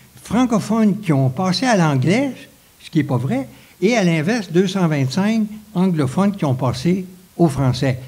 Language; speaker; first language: French; native; French